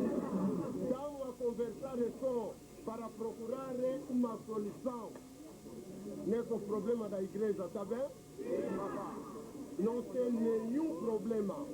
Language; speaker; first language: Portuguese; non-native, fluent; Lingala